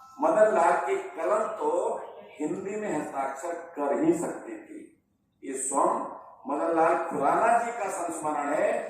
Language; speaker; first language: Hindi; native; Hindi